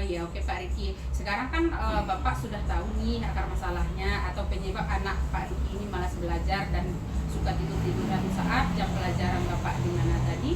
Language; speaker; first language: Indonesian; native; Indonesian